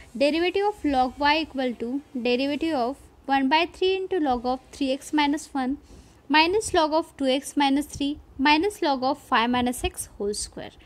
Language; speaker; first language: Hindi; non-native, local second language; Marathi